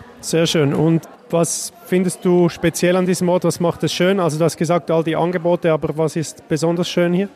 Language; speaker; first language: German; native; German